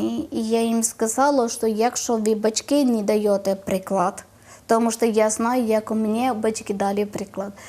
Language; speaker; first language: Ukrainian; non-native, learner; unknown